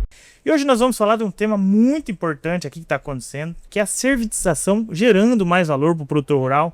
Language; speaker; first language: Portuguese; native; Portuguese